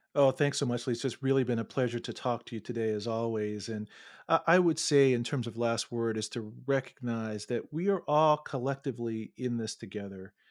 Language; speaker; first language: English; native; English